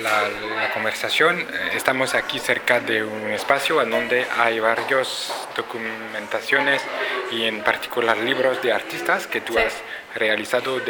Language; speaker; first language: Spanish; non-native, fluent; French